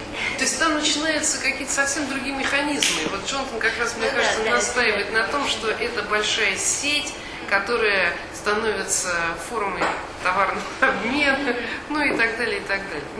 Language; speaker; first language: Russian; native; Russian